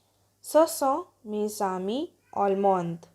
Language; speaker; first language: French; non-native, fluent; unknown